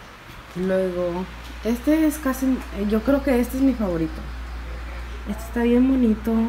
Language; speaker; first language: Spanish; early bilingual, heritage; Spanish